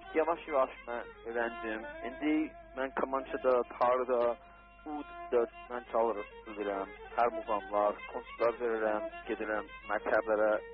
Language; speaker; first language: Azerbaijani; non-native, learner; English